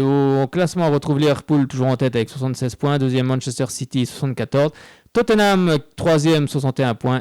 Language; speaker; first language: French; native; French